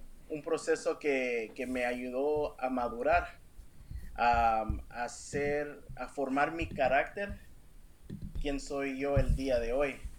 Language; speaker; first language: Spanish; early bilingual, heritage; Spanish